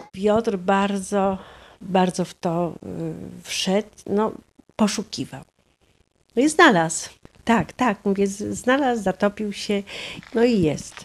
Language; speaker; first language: Polish; native; Polish